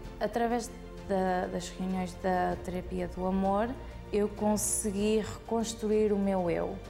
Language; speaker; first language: Portuguese; early bilingual, heritage; Portuguese